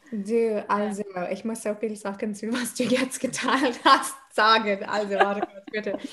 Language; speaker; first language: German; non-native, fluent; English